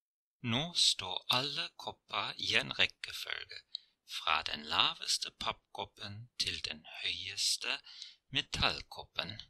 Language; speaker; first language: Norwegian; non-native, fluent; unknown